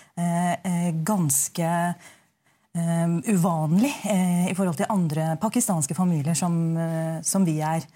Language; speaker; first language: Norwegian; early bilingual, other home language; Urdu